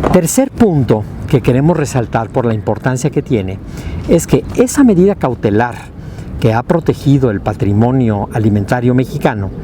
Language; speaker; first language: Spanish; native; Spanish